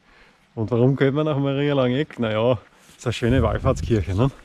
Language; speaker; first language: German; native; German